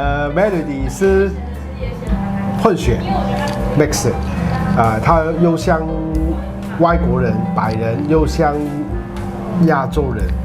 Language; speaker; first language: Chinese; non-native, fluent; English